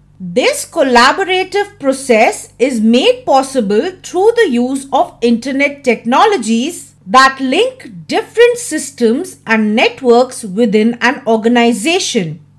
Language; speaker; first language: English; non-native, local second language; Hindi